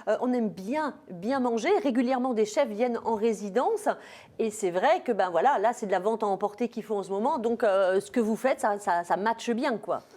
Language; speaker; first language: French; native; French